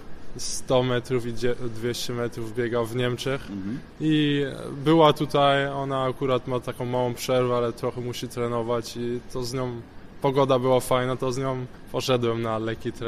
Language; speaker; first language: Polish; early bilingual, heritage; Polish